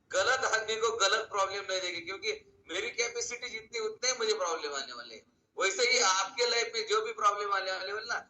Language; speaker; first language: Hindi; non-native, local second language; Marathi